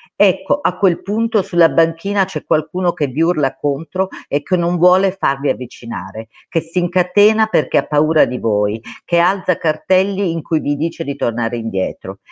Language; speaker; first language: Italian; native; Italian